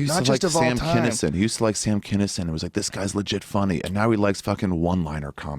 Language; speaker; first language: English; native; English